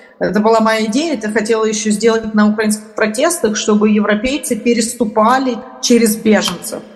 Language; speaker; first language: Russian; native; Russian